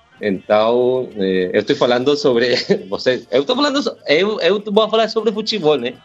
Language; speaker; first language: Portuguese; non-native, learner; Spanish